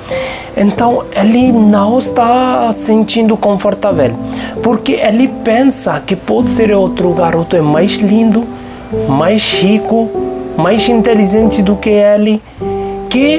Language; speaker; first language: Portuguese; non-native, local second language; Hindi